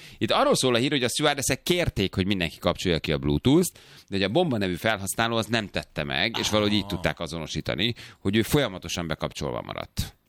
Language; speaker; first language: Hungarian; native; Hungarian